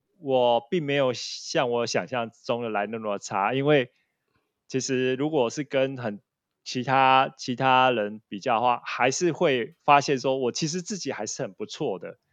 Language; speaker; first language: Chinese; native; Chinese